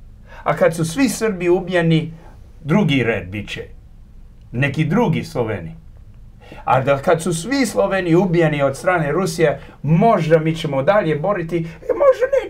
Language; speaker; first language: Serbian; early bilingual, heritage; Croatian